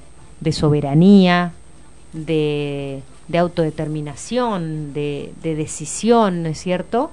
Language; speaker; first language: Spanish; native; Spanish